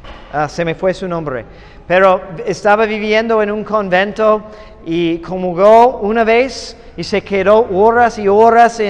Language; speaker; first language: Spanish; non-native, fluent; English